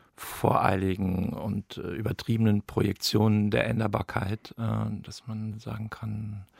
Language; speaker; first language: German; native; German